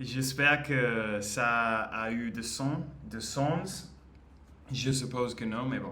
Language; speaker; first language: French; non-native, learner; English